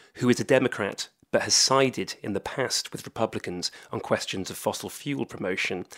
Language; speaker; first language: English; native; English